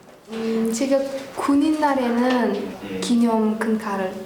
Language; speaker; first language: Korean; non-native, learner; Russian